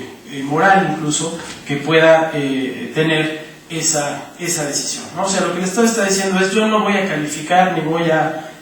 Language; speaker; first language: Spanish; native; Spanish